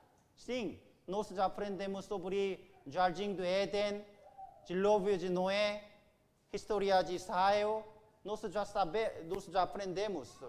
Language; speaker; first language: Portuguese; non-native, learner; Korean